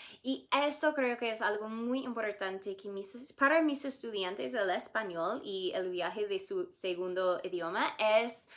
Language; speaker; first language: Spanish; non-native, fluent; English